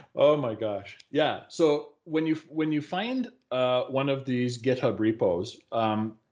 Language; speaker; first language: English; native; English